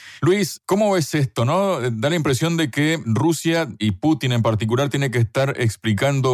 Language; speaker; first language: Spanish; native; Spanish